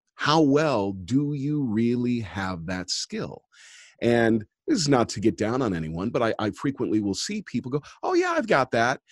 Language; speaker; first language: English; native; English